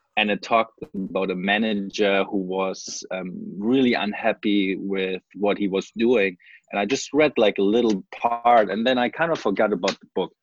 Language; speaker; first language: English; non-native, fluent; German